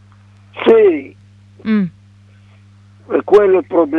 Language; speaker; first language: Italian; non-native, learner; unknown